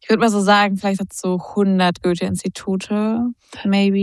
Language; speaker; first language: German; native; German